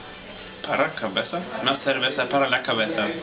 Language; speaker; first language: Spanish; non-native, learner; German